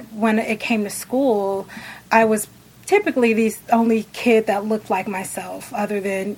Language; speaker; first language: English; native; English